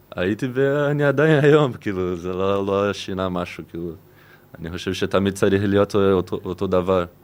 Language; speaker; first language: Hebrew; non-native, fluent; Portuguese